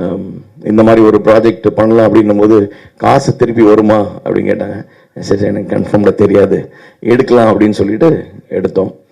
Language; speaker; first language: Tamil; native; Tamil